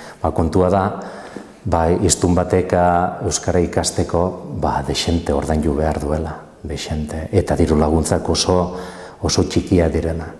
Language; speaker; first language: Basque; native; Basque